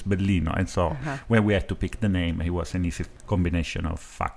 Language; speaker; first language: English; non-native, fluent; Italian